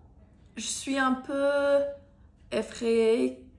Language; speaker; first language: French; non-native, learner; English